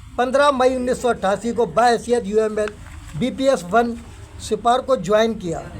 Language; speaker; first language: Urdu; non-native, local second language; Sindhi